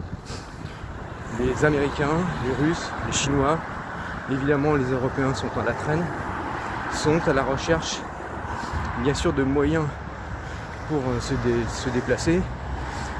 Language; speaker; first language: French; native; French